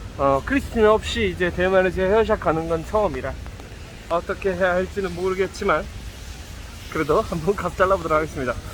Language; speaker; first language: Korean; native; Korean